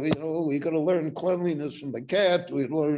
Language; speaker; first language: English; native; English